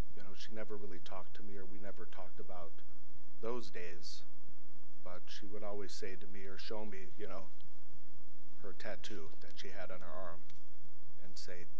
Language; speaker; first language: English; native; English